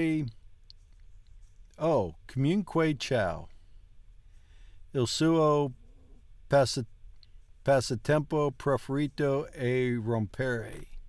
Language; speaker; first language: Italian; non-native, learner; English